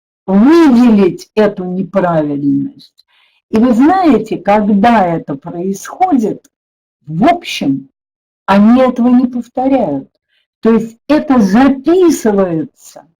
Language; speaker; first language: Russian; native; Russian